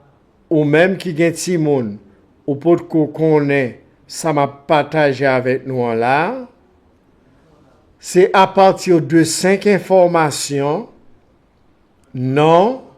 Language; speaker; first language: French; non-native, local second language; Haitian Creole